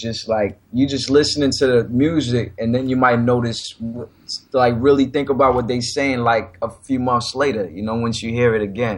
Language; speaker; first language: English; native; English